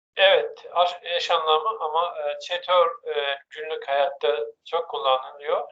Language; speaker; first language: Turkish; non-native, fluent; Persian